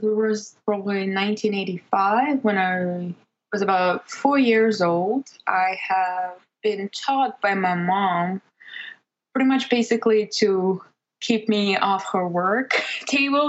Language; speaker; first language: English; non-native, fluent; Russian